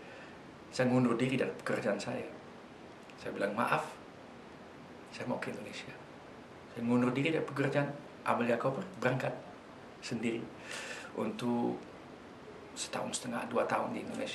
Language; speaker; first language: Indonesian; non-native, fluent; Dutch